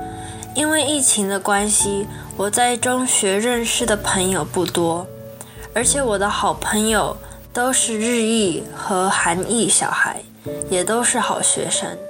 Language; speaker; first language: Chinese; early bilingual, heritage; Chinese